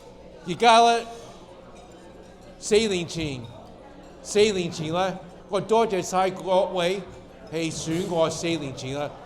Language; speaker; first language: Cantonese; early bilingual, heritage; Cantonese